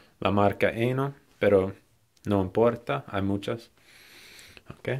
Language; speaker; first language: Spanish; non-native, learner; English